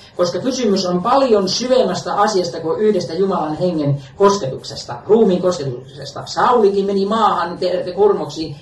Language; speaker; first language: Finnish; native; Finnish